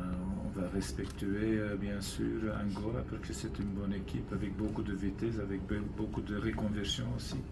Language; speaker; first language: French; non-native, fluent; Dutch